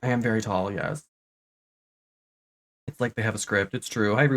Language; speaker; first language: English; native; English